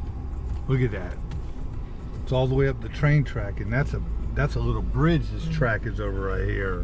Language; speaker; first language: English; native; English